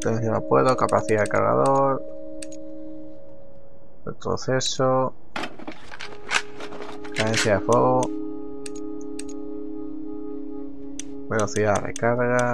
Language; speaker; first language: Spanish; native; Spanish